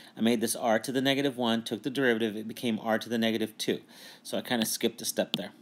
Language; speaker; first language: English; native; English